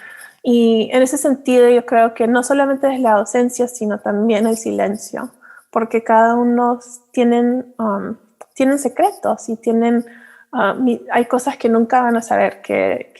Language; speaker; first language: Spanish; early bilingual, heritage; Spanish